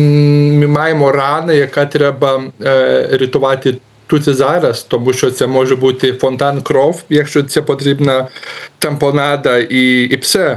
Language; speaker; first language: Ukrainian; non-native, learner; Lithuanian